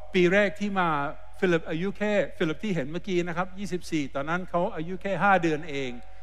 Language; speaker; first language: Thai; non-native, fluent; English